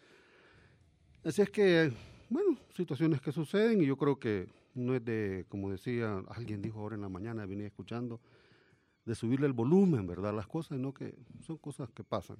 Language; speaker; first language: Spanish; native; Spanish